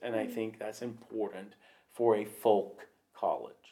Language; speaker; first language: English; native; English